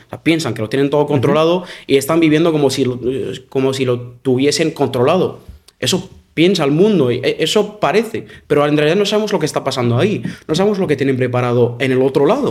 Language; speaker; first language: Spanish; non-native, fluent; Arabic